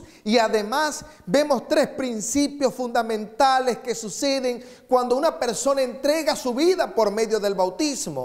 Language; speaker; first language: Spanish; native; Spanish